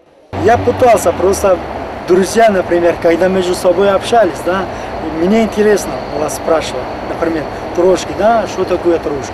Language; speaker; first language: Ukrainian; non-native, learner; Turkish